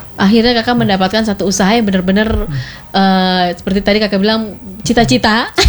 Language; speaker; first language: Indonesian; native; Indonesian